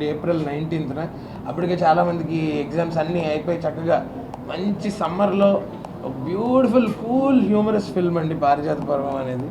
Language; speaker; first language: Telugu; native; Telugu